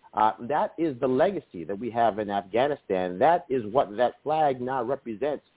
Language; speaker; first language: English; native; English